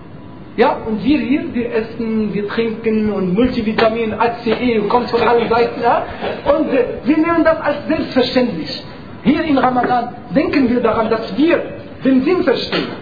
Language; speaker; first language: German; non-native, fluent; Arabic